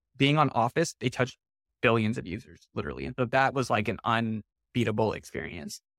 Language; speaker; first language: English; native; English